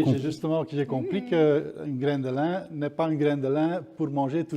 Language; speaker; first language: French; non-native, local second language; Dutch